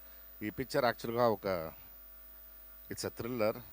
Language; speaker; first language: Telugu; non-native, local second language; Tamil